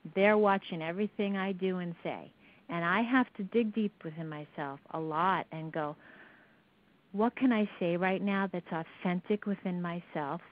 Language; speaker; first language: English; native; English